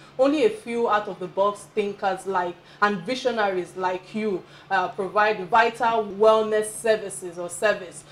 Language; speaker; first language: English; non-native, local second language; Yoruba